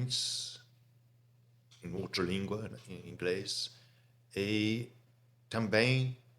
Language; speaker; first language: Portuguese; non-native, fluent; English